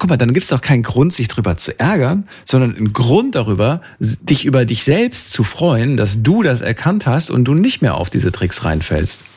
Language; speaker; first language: German; native; German